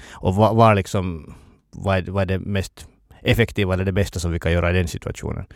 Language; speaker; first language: Swedish; native; Swedish